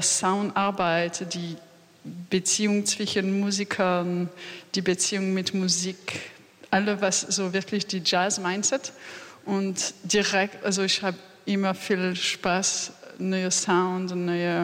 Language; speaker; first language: German; non-native, learner; French